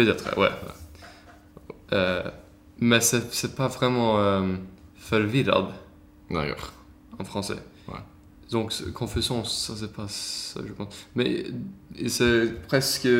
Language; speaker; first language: French; non-native, learner; Swedish